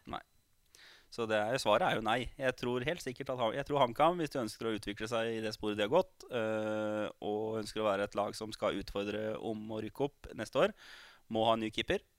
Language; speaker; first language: Norwegian; native; Norwegian